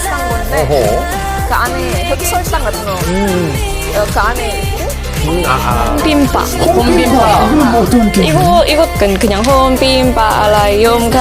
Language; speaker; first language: Korean; non-native, fluent; Indonesian